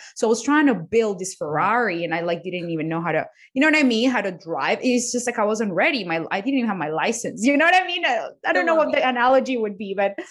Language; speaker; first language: English; non-native, fluent; Spanish